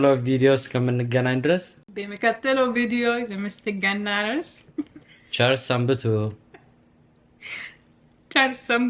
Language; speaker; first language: Amharic; non-native, learner; Arabic